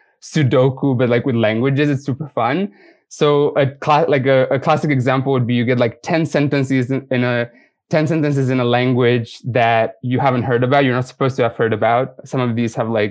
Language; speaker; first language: English; non-native, fluent; Romanian